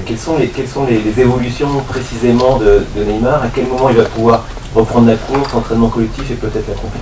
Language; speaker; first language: French; native; French